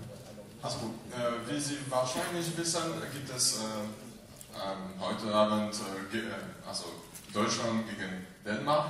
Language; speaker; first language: German; non-native, fluent; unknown